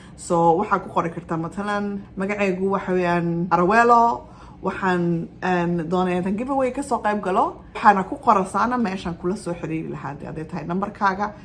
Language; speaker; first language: Somali; early bilingual, heritage; Somali